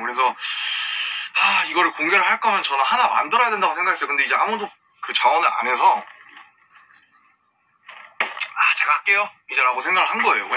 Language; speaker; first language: Korean; native; Korean